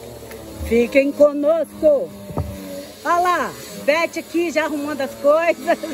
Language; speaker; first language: Portuguese; native; Portuguese